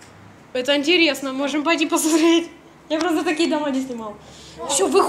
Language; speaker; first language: Russian; native; Russian